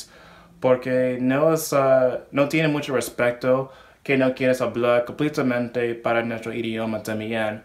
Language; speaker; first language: Spanish; non-native, learner; English